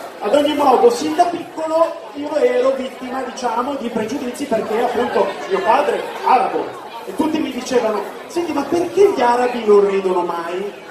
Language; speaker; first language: Italian; native; Italian